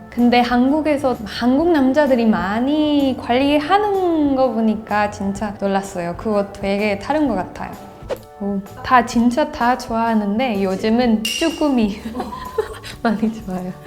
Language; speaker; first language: Korean; non-native, fluent; Spanish